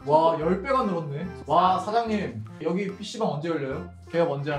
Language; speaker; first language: Korean; native; Korean